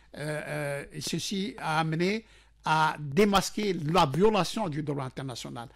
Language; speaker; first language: French; non-native, local second language; Arabic